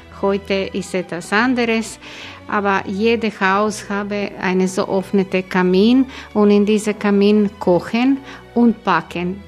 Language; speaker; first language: German; non-native, learner; Croatian